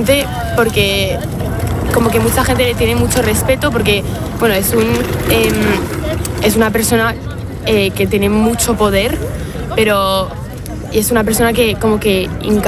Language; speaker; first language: Spanish; non-native, fluent; French